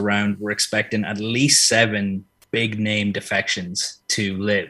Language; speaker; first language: English; native; English